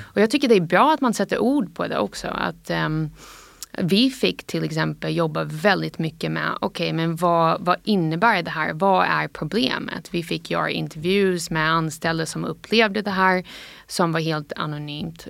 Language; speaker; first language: Swedish; non-native, fluent; English